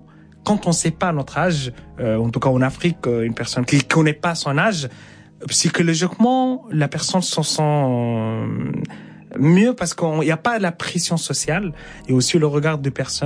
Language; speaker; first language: French; non-native, fluent; Arabic